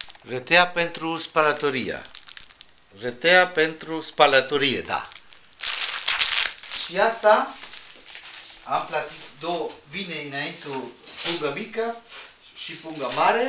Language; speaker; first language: Romanian; non-native, learner; Spanish